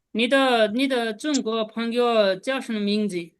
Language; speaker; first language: Chinese; non-native, learner; English